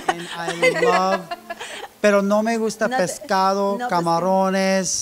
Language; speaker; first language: Spanish; non-native, learner; English